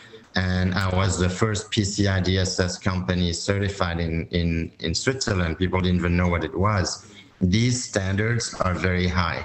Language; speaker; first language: English; non-native, fluent; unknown